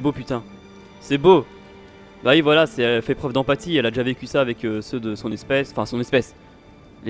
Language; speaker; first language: French; native; French